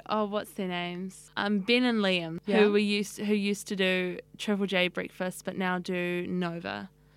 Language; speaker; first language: English; native; English